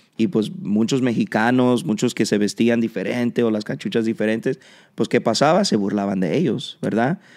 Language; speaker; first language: Spanish; early bilingual, heritage; Spanish